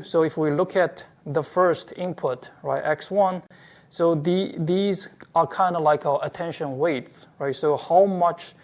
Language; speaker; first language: English; non-native, fluent; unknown